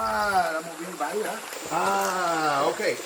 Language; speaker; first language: Vietnamese; non-native, learner; English